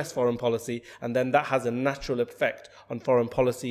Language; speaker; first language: English; native; English